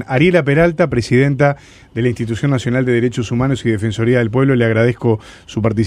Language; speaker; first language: Spanish; native; Spanish